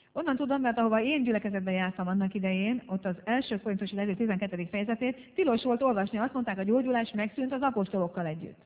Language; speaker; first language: Hungarian; native; Hungarian